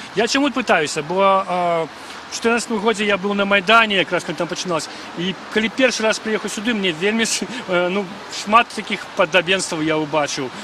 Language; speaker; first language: Belarusian; non-native, local second language; Russian